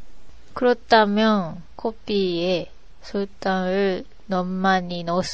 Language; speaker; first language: Korean; non-native, learner; Japanese